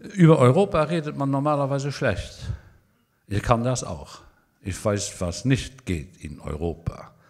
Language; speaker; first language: German; non-native, local second language; Luxembourgish